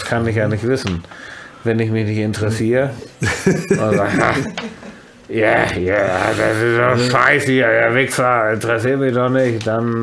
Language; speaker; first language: German; native; German